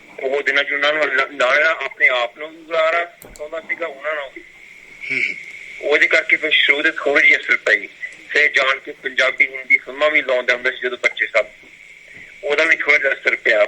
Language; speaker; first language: Punjabi; early bilingual, heritage; Punjabi